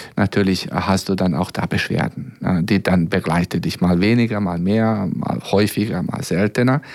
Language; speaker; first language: German; non-native, fluent; Serbian